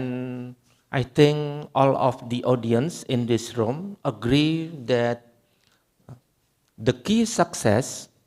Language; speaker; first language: English; non-native, learner; Indonesian